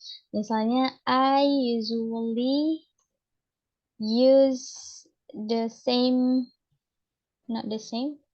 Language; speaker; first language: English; non-native, learner; Indonesian